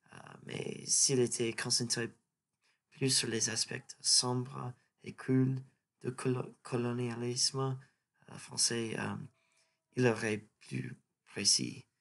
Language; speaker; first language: French; non-native, learner; English